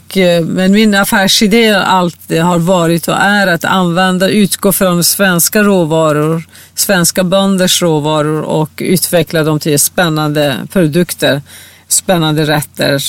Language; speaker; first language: Swedish; non-native, fluent; Persian